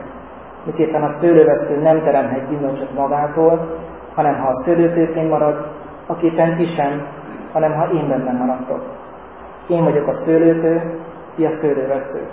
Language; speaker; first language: Hungarian; native; Hungarian